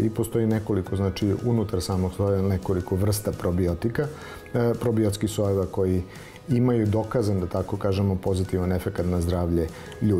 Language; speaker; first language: Serbian; native; Serbian